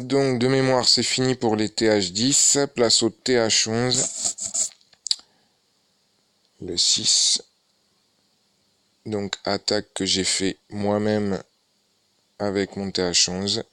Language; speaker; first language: French; native; French